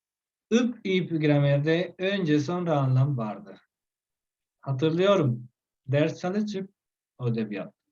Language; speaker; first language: Turkish; non-native, learner; Spanish